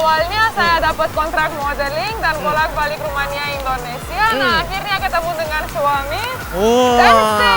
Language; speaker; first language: Indonesian; non-native, fluent; Romanian